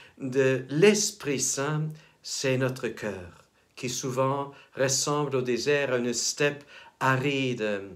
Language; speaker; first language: French; native; French